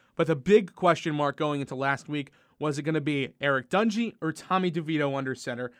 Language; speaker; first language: English; native; English